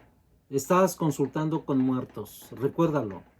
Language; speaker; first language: Spanish; native; Spanish